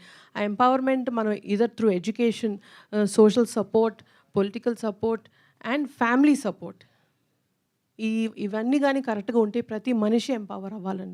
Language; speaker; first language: Telugu; native; Telugu